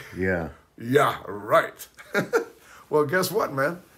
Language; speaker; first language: English; early bilingual, other home language; Spanish